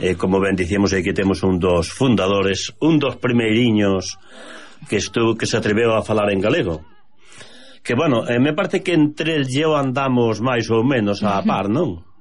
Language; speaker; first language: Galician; early bilingual, heritage; Galician